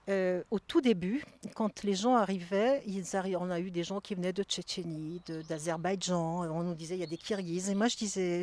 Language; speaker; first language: French; native; French